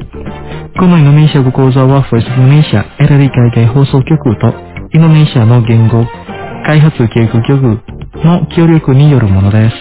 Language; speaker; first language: Japanese; non-native, fluent; Indonesian